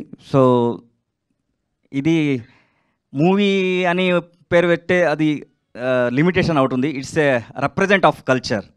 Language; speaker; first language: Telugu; non-native, learner; Kannada